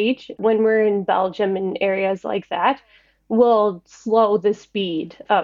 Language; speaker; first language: English; native; English